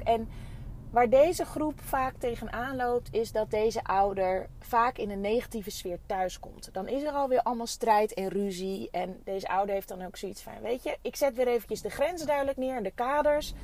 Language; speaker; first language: Dutch; native; Dutch